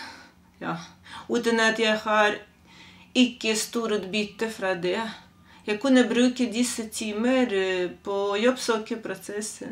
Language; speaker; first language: Norwegian; non-native, fluent; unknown